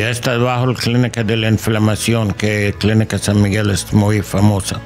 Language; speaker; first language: Spanish; non-native, learner; English